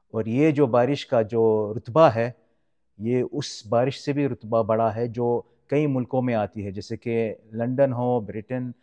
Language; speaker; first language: Urdu; non-native, fluent; Arabic